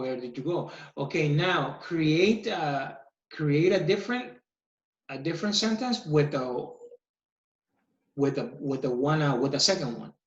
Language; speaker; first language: English; non-native, fluent; Spanish